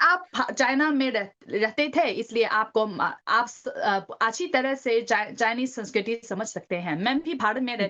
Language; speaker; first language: Hindi; non-native, learner; Chinese